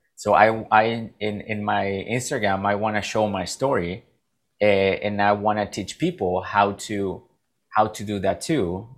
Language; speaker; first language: English; non-native, fluent; Spanish